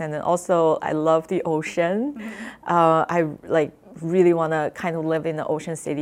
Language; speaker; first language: English; non-native, fluent; Chinese